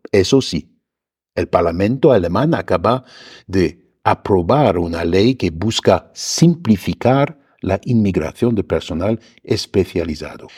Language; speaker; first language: Spanish; non-native, fluent; German